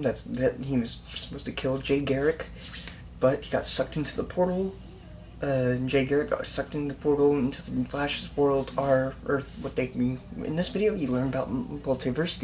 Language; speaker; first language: English; native; English